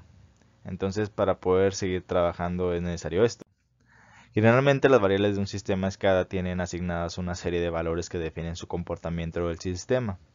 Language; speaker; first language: Spanish; native; Spanish